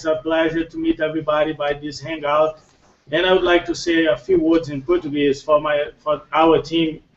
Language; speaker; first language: English; non-native, fluent; Portuguese